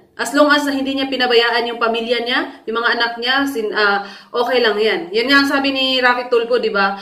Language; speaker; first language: Filipino; native; Filipino